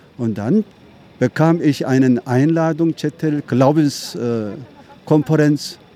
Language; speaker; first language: German; non-native, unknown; Korean